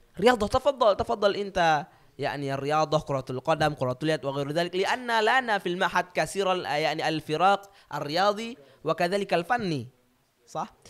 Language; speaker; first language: Arabic; non-native, learner; Indonesian